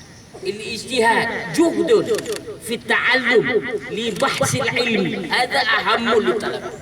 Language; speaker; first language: Arabic; non-native, fluent; Indonesian